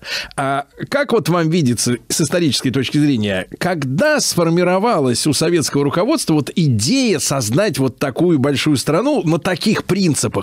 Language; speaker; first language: Russian; native; Russian